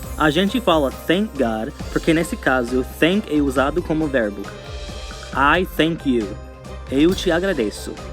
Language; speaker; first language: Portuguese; non-native, fluent; English